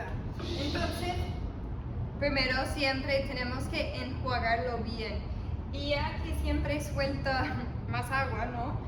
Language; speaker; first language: Spanish; early bilingual, heritage; Spanish